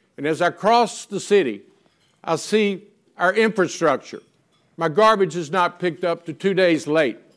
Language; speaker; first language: English; native; English